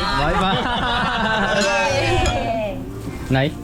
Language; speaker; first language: Japanese; non-native, learner; Korean